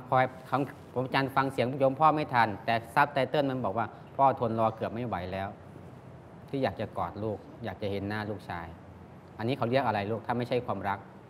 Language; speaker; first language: Thai; native; Thai